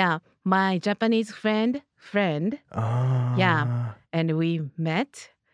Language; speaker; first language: English; non-native, learner; Japanese